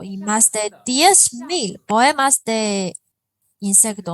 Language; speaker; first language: Spanish; non-native, fluent; Chinese